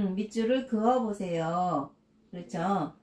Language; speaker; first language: Korean; native; Korean